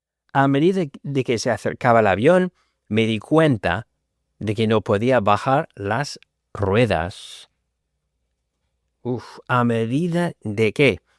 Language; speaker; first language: Spanish; non-native, fluent; English